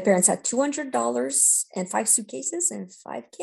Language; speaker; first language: English; early bilingual, other home language; Romanian